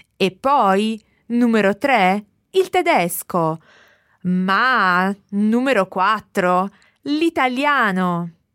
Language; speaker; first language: Italian; native; Italian